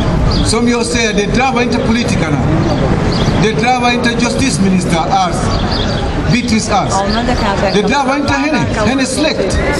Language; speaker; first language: Swedish; non-native, fluent; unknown